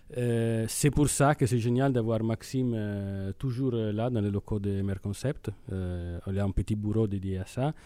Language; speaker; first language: French; non-native, fluent; Italian